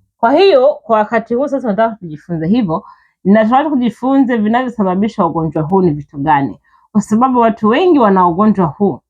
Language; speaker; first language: Swahili; non-native, fluent; Kinyarwanda